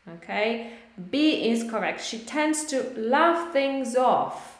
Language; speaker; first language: English; non-native, fluent; Polish